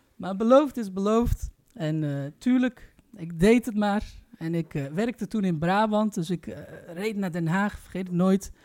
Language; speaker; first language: Dutch; early bilingual, other home language; Turkish